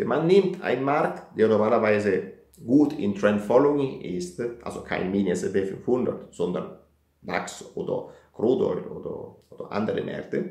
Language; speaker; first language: German; non-native, fluent; Italian